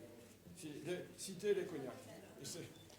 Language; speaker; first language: Spanish; non-native, learner; French